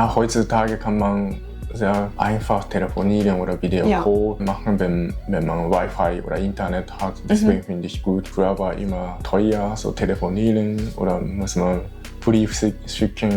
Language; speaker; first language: German; non-native, learner; Japanese